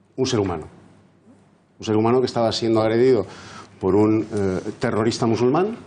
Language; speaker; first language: Spanish; native; Spanish